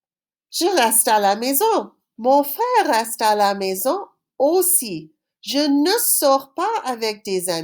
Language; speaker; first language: French; non-native, fluent; English